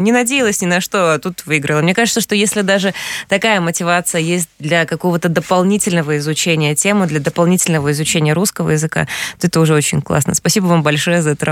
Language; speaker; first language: Russian; native; Russian